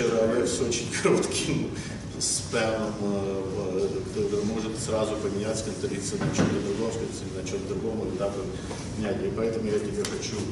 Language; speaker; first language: Russian; early bilingual, other home language; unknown